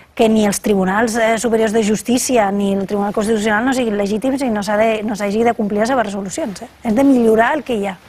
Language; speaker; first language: Catalan; non-native, local second language; Spanish